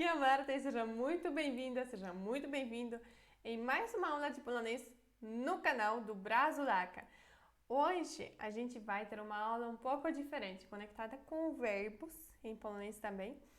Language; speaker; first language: Portuguese; non-native, fluent; Polish